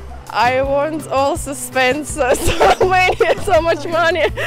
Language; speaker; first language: English; non-native, fluent; Russian